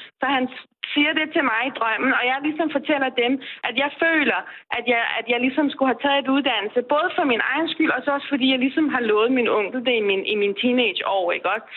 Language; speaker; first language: Danish; non-native, fluent; Persian